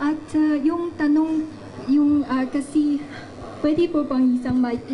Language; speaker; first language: Filipino; non-native, learner; Chinese